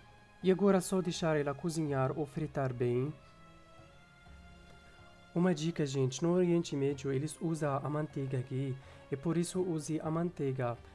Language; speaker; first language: Portuguese; non-native, fluent; Arabic